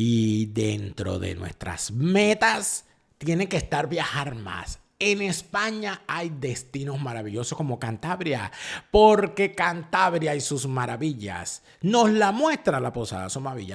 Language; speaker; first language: Spanish; native; Spanish